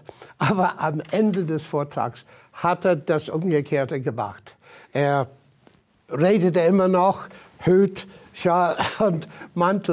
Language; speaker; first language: German; non-native, fluent; English